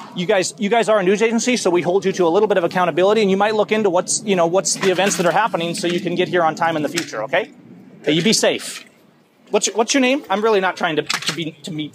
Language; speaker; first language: English; native; English